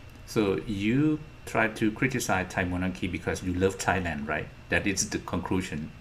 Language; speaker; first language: English; non-native, fluent; Thai